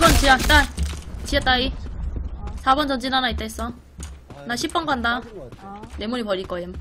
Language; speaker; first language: Korean; native; Korean